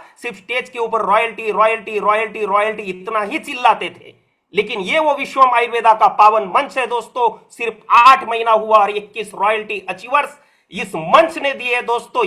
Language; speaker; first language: Hindi; non-native, local second language; Marathi